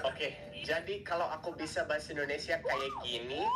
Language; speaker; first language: Indonesian; non-native, fluent; English